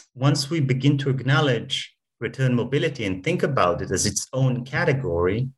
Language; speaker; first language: English; non-native, fluent; Hebrew